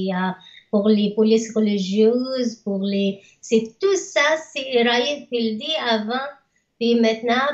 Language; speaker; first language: French; non-native, learner; Arabic